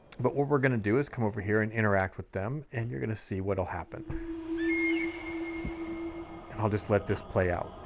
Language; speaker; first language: English; native; English